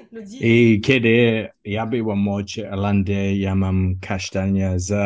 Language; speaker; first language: Polish; non-native, learner; English